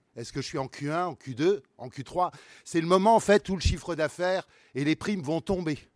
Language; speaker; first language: French; native; French